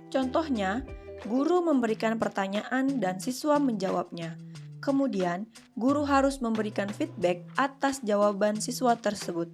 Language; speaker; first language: Indonesian; native; Indonesian